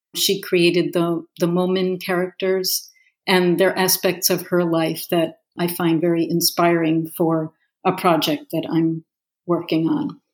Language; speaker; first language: English; native; English